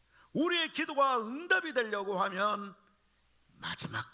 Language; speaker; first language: Korean; native; Korean